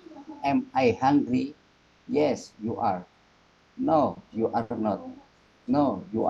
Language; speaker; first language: English; non-native, learner; Indonesian